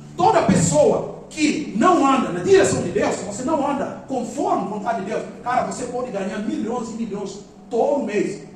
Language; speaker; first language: Portuguese; non-native, local second language; Upper Guinea Crioulo